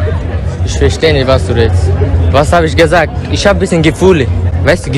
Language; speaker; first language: German; non-native, learner; Bangla